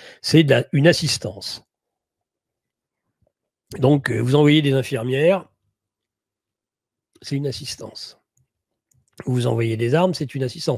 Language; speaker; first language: French; native; French